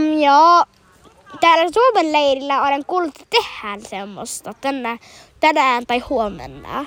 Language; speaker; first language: Finnish; early bilingual, heritage; Finnish